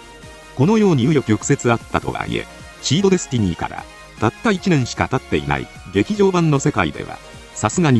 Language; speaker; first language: Japanese; native; Japanese